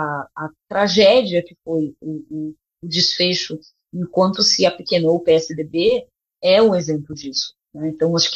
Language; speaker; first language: Portuguese; native; Portuguese